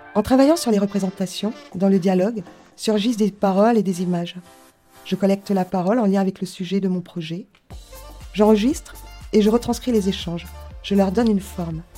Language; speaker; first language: French; native; French